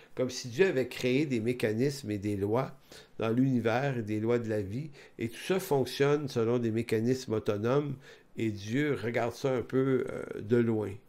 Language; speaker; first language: French; native; French